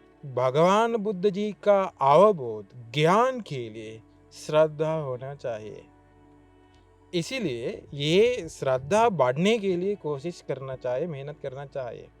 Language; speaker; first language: Hindi; non-native, learner; Sinhala